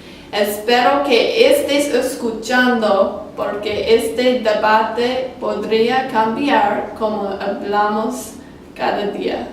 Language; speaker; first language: Spanish; non-native, learner; English